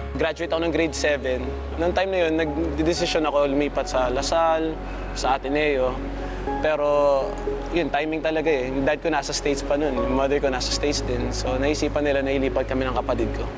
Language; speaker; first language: Filipino; native; Filipino